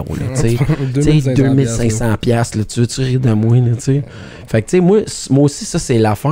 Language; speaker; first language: French; native; French